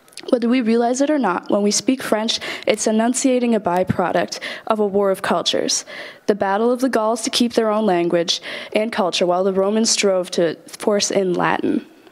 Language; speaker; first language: English; native; English